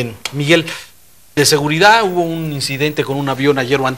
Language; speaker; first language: Spanish; native; Spanish